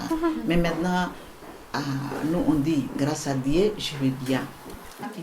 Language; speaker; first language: French; non-native, learner; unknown